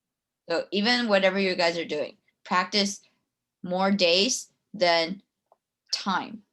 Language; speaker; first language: English; non-native, fluent; Chinese